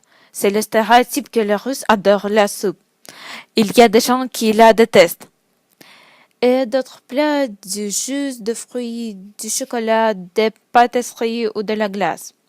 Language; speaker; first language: French; non-native, learner; Russian